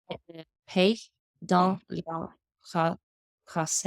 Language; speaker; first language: French; non-native, learner; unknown